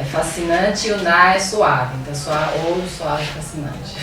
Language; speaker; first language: Portuguese; early bilingual, other home language; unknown